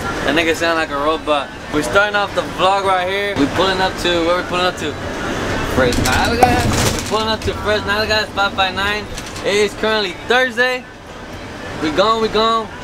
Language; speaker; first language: English; early bilingual, other home language; Spanish